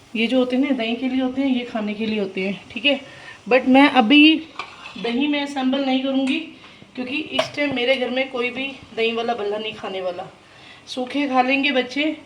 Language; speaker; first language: Hindi; non-native, local second language; Punjabi